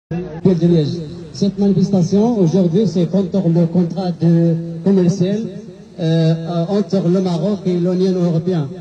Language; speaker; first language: French; non-native, learner; Arabic